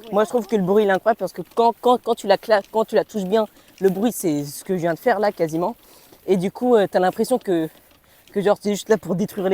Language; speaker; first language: French; native; French